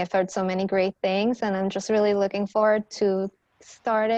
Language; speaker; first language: English; non-native, fluent; Dutch